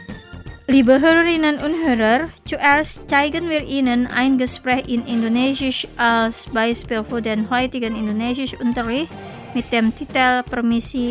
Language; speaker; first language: German; non-native, fluent; Indonesian